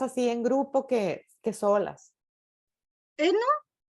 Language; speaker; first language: Spanish; native; Spanish